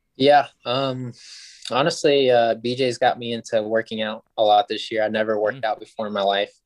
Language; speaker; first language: English; native; English